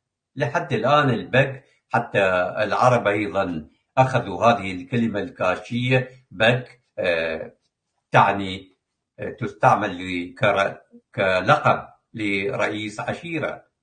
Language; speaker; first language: Arabic; non-native, local second language; Kurdish